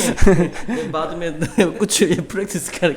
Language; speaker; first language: Urdu; non-native, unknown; Korean